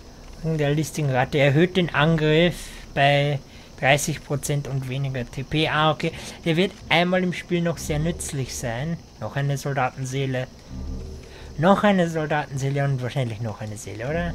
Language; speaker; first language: German; native; German